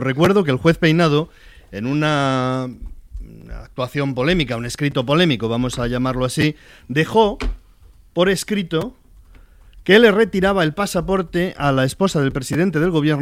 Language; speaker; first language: Spanish; native; Spanish